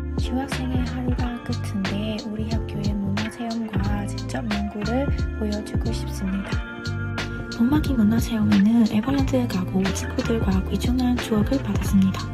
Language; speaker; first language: Korean; non-native, learner; Burmese